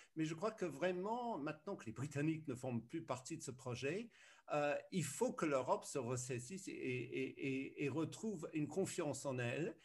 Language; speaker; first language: French; early bilingual, other home language; English